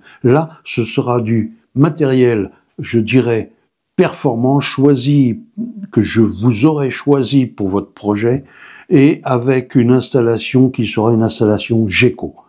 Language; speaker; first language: French; native; French